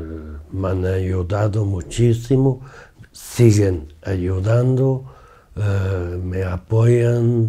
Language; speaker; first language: Spanish; non-native, fluent; Portuguese